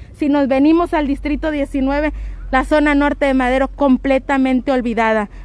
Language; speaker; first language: Spanish; native; Spanish